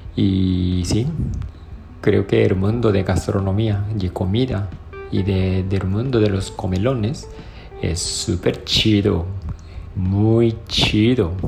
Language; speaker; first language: Spanish; non-native, learner; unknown